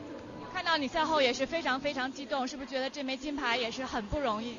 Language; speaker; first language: Chinese; native; Chinese